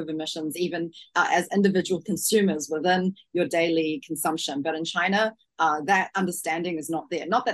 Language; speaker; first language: English; native; English